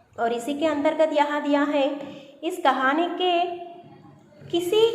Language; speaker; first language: Hindi; non-native, local second language; Telugu